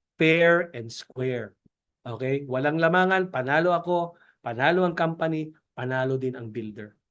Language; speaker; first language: Filipino; non-native, local second language; Cebuano